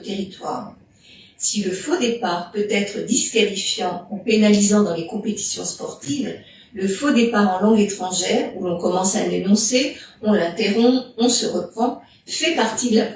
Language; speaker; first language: French; native; French